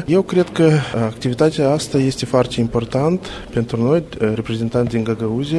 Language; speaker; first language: Romanian; non-native, learner; Gagauz